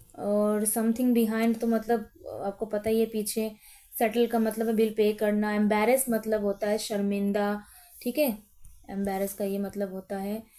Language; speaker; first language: Hindi; native; Hindi